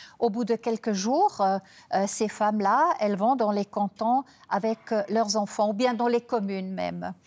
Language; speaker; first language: French; non-native, local second language; German